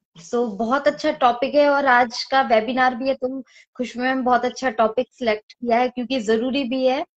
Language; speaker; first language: Hindi; native; Hindi